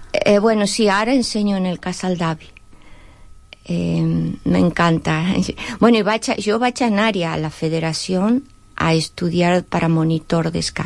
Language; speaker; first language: Catalan; non-native, learner; Spanish